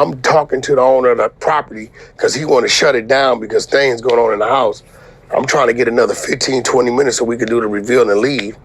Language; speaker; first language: English; native; English